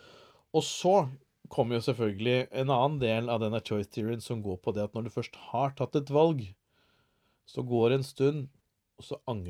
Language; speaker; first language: Norwegian; native; Norwegian